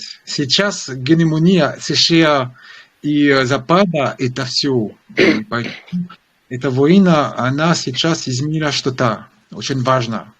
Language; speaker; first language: Russian; non-native, learner; French